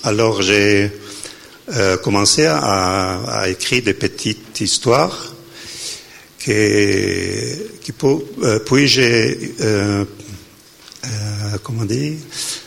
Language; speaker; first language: French; non-native, learner; Italian